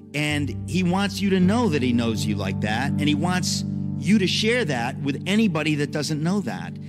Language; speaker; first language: English; native; English